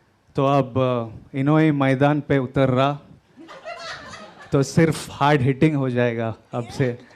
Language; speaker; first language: Hindi; non-native, local second language; Telugu